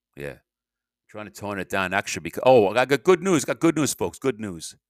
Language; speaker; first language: English; native; English